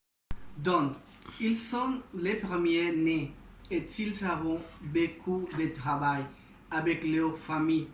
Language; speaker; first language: French; non-native, learner; Spanish